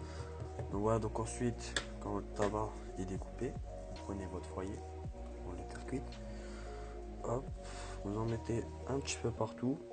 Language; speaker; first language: French; native; French